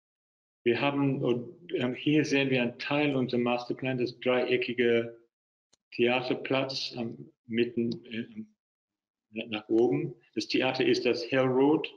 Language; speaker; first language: German; non-native, fluent; English